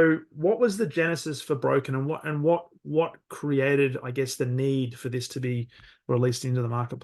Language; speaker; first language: English; native; English